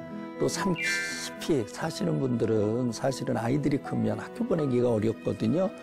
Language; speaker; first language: Korean; native; Korean